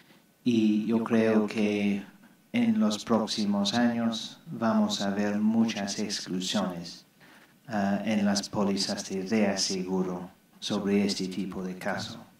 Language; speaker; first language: Spanish; non-native, fluent; English